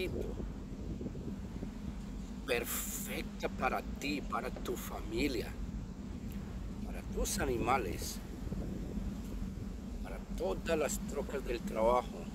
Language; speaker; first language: Spanish; native; Spanish